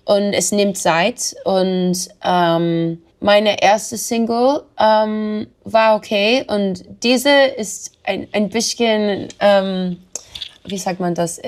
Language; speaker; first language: German; non-native, learner; English